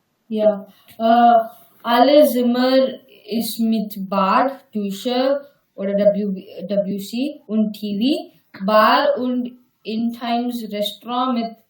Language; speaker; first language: German; non-native, learner; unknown